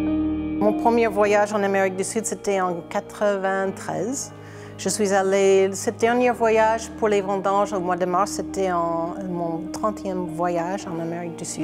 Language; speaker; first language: French; non-native, fluent; English